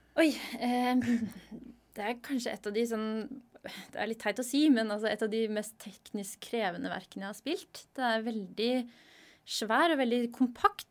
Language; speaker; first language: Norwegian; native; Norwegian